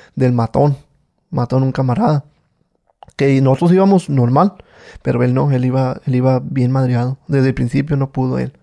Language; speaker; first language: Spanish; native; Spanish